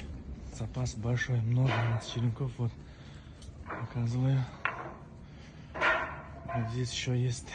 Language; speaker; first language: Russian; non-native, local second language; Kazakh